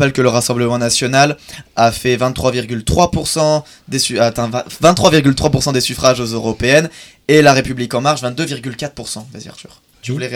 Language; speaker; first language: French; native; French